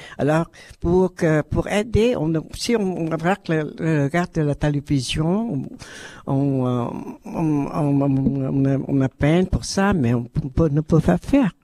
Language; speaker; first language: French; non-native, learner; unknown